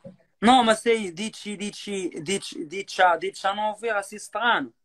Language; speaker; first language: Italian; non-native, learner; Arabic